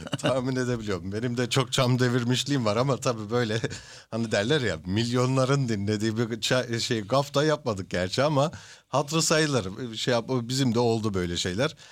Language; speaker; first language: Turkish; early bilingual, heritage; Turkish